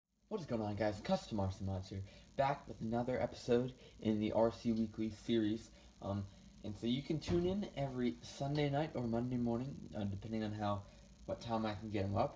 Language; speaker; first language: English; native; English